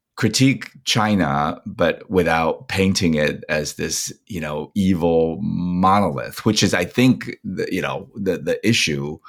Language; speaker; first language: English; non-native, fluent; Chinese